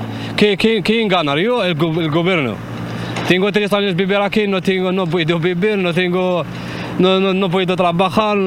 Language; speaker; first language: Spanish; non-native, learner; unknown